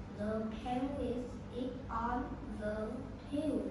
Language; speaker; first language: English; non-native, learner; Vietnamese